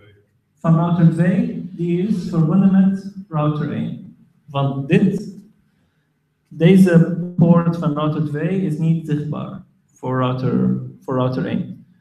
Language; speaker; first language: Dutch; non-native, fluent; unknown